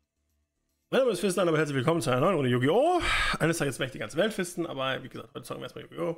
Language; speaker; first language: German; native; German